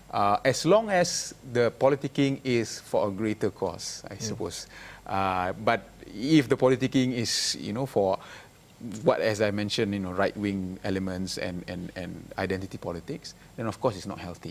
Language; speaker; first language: English; non-native, local second language; Malay